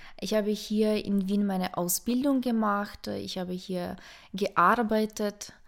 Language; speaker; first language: German; non-native, fluent; Ukrainian